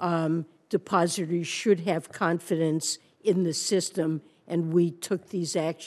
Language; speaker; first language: English; native; English